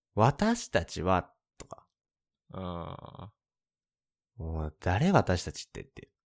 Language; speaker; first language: Japanese; native; Japanese